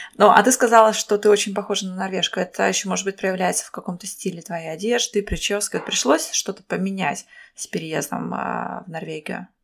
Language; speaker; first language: Russian; native; Russian